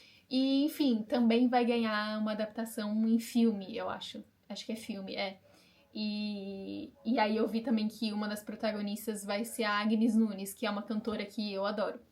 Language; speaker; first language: Portuguese; native; Portuguese